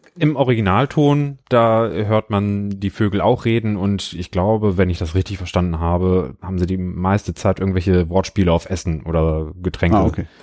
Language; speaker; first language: German; native; German